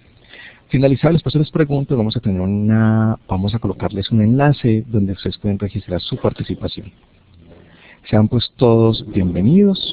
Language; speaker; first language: Spanish; native; Spanish